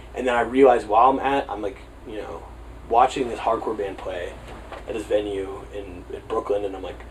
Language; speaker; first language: English; native; English